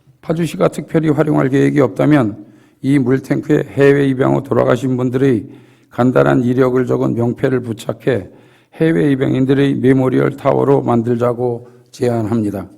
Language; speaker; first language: Korean; native; Korean